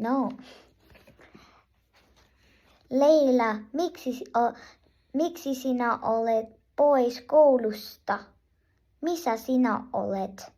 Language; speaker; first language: Finnish; non-native, learner; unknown